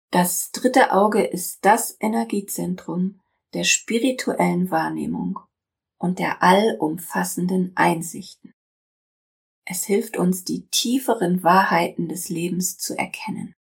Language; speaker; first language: German; native; German